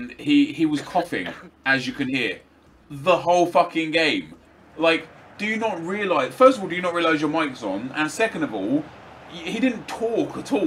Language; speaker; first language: English; native; English